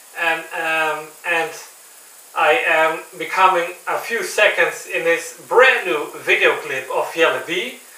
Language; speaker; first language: English; non-native, learner; Dutch